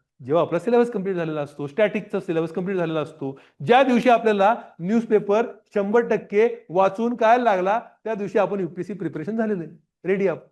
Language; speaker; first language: Marathi; non-native, local second language; Gujarati